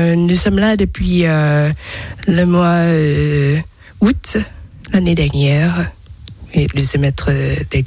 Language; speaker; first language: French; non-native, learner; Thai